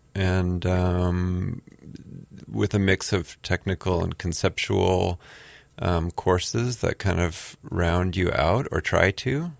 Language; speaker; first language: English; native; English